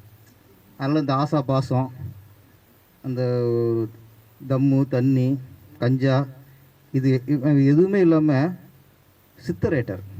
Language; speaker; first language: Tamil; native; Tamil